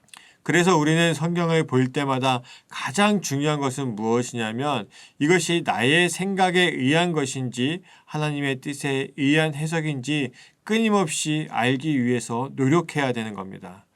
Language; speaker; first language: Korean; native; Korean